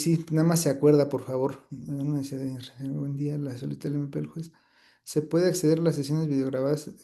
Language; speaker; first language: Spanish; native; Spanish